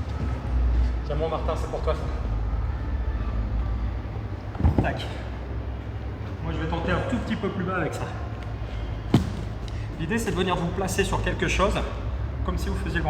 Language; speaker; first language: French; native; French